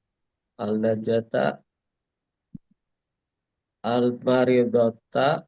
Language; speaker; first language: Arabic; non-native, learner; Indonesian